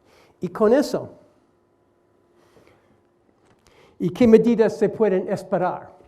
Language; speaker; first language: Spanish; non-native, learner; English